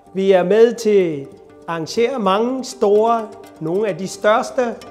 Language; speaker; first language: Danish; non-native, fluent; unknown